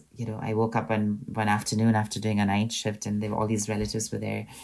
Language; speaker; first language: English; non-native, local second language; Hindi